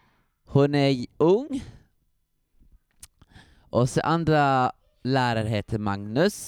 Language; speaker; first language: Swedish; early bilingual, other home language; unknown